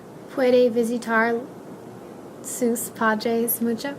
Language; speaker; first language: Spanish; non-native, learner; English